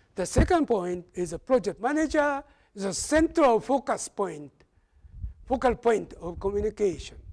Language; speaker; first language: English; non-native, fluent; Japanese